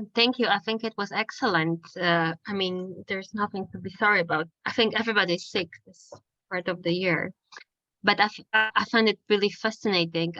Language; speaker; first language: English; non-native, fluent; Polish